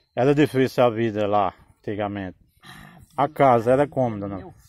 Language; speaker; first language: Portuguese; native; Portuguese